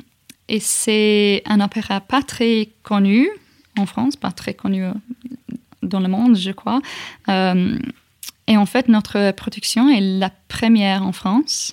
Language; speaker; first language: French; non-native, fluent; English